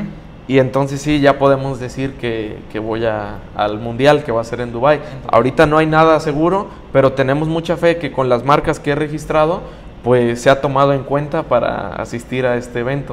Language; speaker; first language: Spanish; native; Spanish